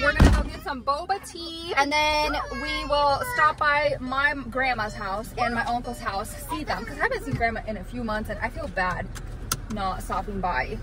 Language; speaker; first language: English; early bilingual, other home language; Russian